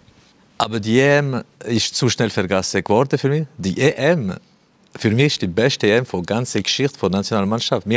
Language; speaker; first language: German; non-native, fluent; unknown